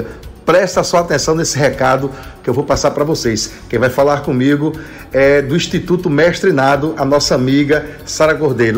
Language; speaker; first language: Portuguese; native; Portuguese